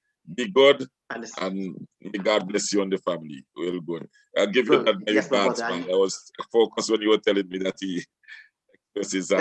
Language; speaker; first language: English; native; English